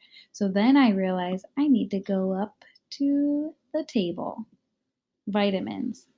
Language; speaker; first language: English; native; English